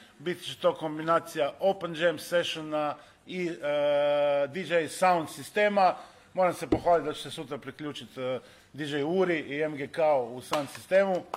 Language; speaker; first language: Croatian; native; Croatian